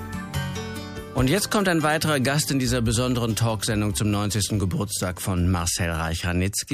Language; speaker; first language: German; native; German